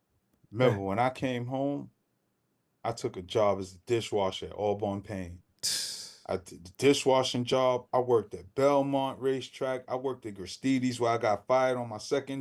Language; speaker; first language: English; native; English